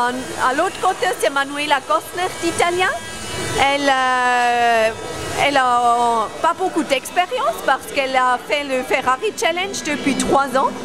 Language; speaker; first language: French; non-native, local second language; German